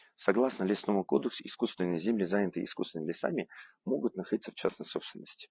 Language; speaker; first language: Russian; non-native, local second language; Kazakh